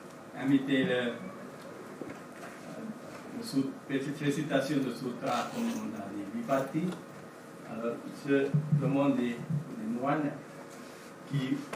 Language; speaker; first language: French; non-native, fluent; Sinhala